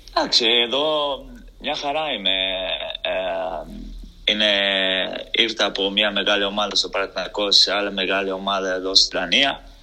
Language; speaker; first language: Greek; non-native, fluent; Portuguese